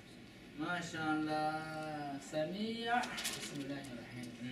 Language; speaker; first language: Arabic; non-native, learner; Chinese